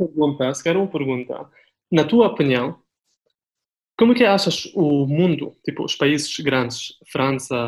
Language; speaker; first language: Portuguese; non-native, fluent; Arabic